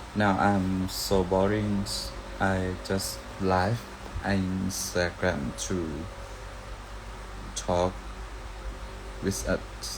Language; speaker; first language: English; non-native, learner; Thai